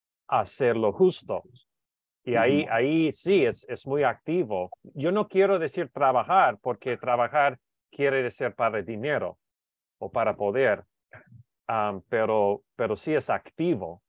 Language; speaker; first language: Spanish; non-native, learner; English